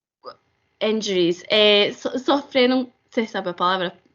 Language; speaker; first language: Portuguese; non-native, fluent; English